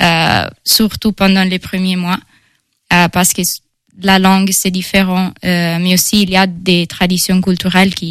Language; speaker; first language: French; non-native, fluent; Italian